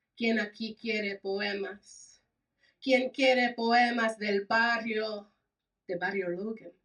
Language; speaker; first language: Spanish; early bilingual, heritage; Spanish